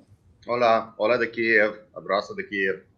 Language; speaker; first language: Spanish; non-native, learner; Ukrainian